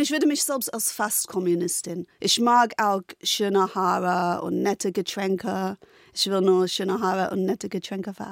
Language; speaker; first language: German; non-native, fluent; English